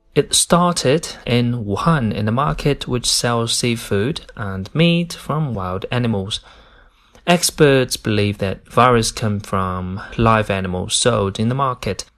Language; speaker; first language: English; non-native, fluent; Chinese